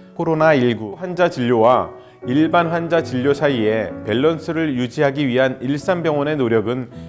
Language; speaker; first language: Korean; native; Korean